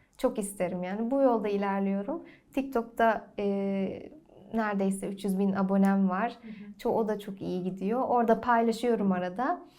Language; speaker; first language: Turkish; early bilingual, heritage; Turkish